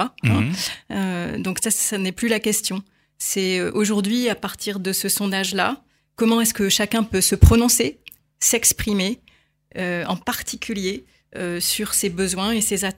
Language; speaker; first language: French; native; French